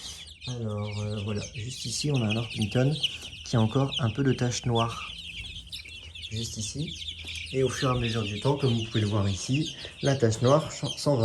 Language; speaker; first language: French; native; French